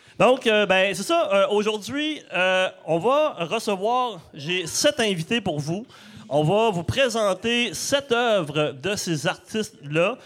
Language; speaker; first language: French; native; French